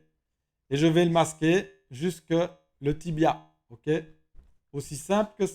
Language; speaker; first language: French; native; French